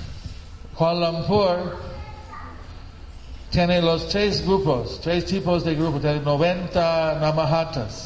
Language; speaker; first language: Spanish; non-native, fluent; English